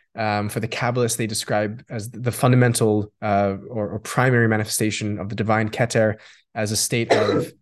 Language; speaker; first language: English; non-native, local second language; Yiddish